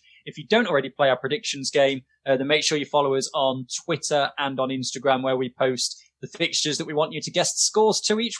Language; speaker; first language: English; native; English